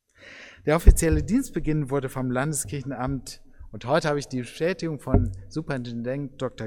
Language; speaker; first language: German; native; German